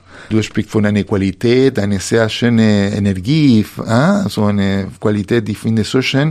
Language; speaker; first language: German; non-native, fluent; Spanish